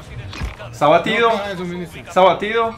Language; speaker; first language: Spanish; native; Spanish